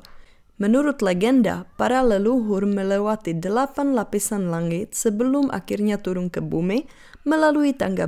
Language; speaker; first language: Indonesian; non-native, fluent; Czech